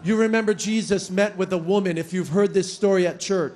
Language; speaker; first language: English; native; English